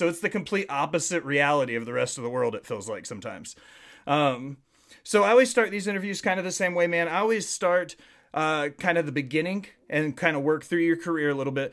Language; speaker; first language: English; native; English